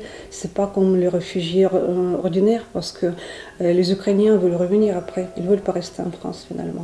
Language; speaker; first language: French; non-native, fluent; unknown